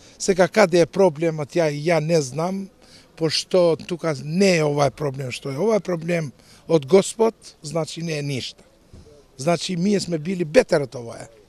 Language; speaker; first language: Macedonian; non-native, local second language; Albanian